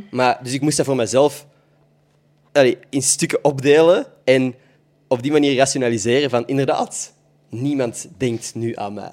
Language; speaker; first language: Dutch; native; Dutch